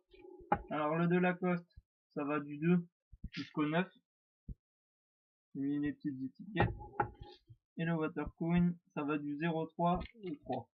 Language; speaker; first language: French; native; French